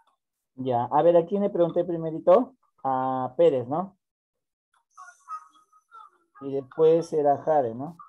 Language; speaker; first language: Spanish; native; Spanish